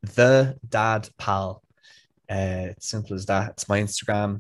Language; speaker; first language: English; native; English